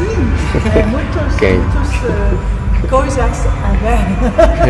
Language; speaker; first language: Portuguese; non-native, learner; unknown